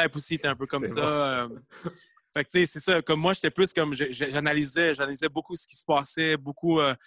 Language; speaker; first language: French; native; French